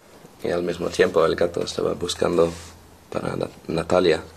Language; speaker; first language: Spanish; non-native, learner; English